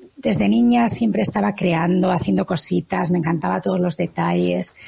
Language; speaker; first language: Spanish; native; Spanish